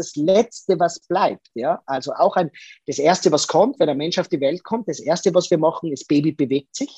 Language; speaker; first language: German; native; German